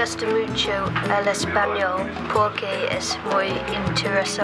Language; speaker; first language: Spanish; non-native, learner; English